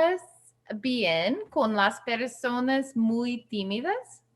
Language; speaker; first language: Spanish; non-native, learner; English